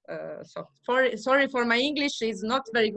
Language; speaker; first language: English; non-native, learner; Italian